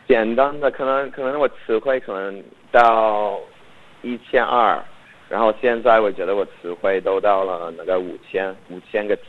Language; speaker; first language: Chinese; non-native, learner; English